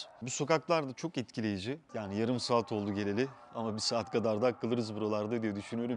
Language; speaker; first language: Turkish; native; Turkish